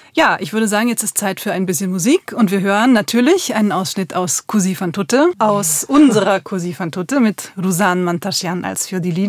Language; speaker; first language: German; native; German